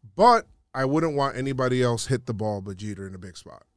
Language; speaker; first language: English; native; English